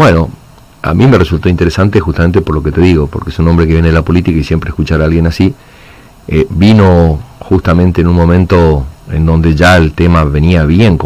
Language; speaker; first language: Spanish; native; Spanish